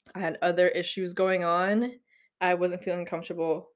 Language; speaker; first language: English; non-native, local second language; Filipino